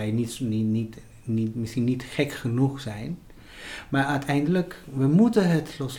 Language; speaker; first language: Dutch; non-native, fluent; Spanish